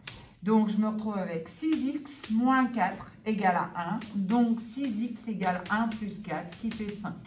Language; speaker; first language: French; native; French